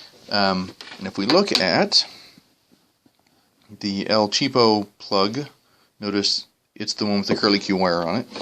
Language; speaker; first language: English; native; English